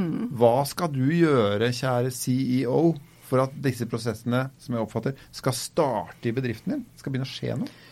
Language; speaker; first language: Norwegian; native; Norwegian